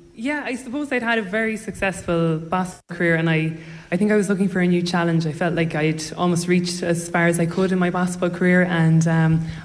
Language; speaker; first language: English; native; English